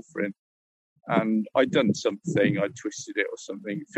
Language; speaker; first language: English; native; English